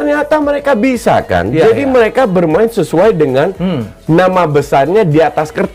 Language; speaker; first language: Indonesian; native; Indonesian